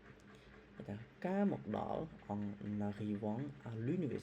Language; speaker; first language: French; non-native, fluent; Khmer